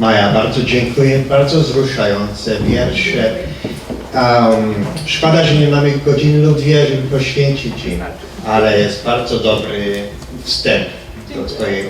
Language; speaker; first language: Polish; early bilingual, heritage; Polish